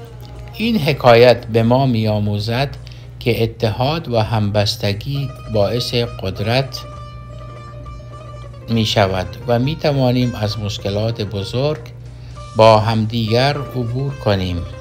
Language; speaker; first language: Persian; non-native, fluent; Urdu